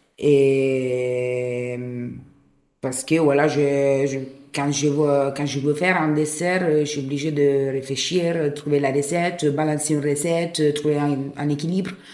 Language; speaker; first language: French; non-native, fluent; Italian